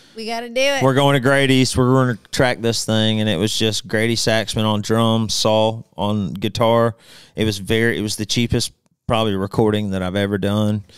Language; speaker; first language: English; native; English